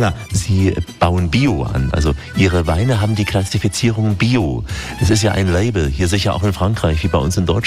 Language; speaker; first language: German; native; German